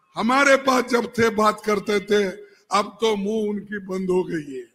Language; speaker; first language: Hindi; non-native, local second language; Kannada